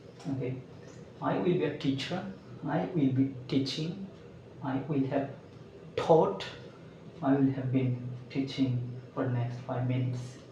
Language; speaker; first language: English; non-native, local second language; Bangla